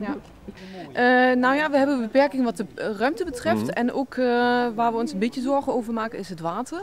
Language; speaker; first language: Dutch; native; Dutch